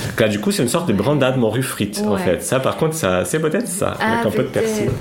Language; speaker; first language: French; non-native, fluent; Portuguese